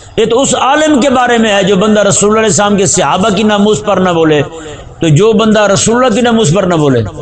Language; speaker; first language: Urdu; non-native, local second language; Punjabi